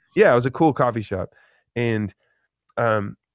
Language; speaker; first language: English; native; English